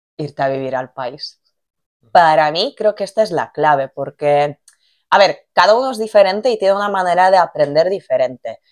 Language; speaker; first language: Spanish; non-native, fluent; Polish